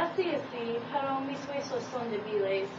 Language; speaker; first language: Spanish; non-native, learner; English